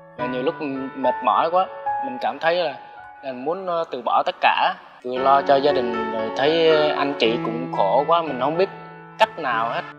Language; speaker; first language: Vietnamese; non-native, local second language; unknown